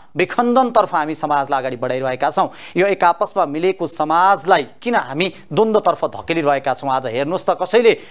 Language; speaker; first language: Nepali; native; Nepali